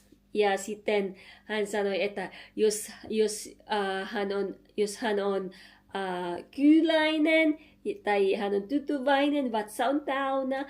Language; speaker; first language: Finnish; non-native, learner; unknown